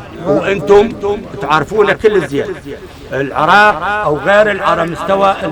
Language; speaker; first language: Arabic; native; Arabic